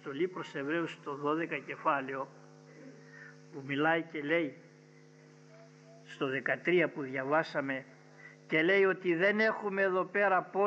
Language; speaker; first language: Greek; native; Greek